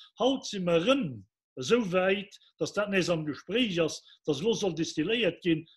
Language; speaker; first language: Luxembourgish; native; Luxembourgish